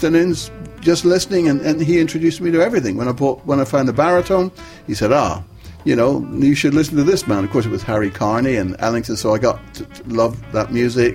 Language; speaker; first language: English; native; English